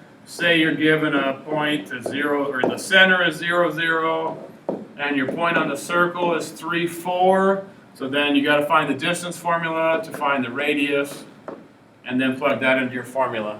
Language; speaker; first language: English; native; English